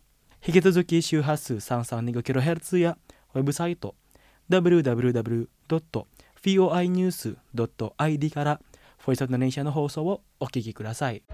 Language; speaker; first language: Japanese; non-native, fluent; Indonesian